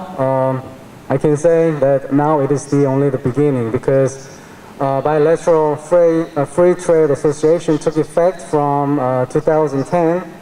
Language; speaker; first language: English; non-native, fluent; Korean